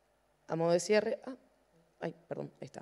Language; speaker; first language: Spanish; native; Spanish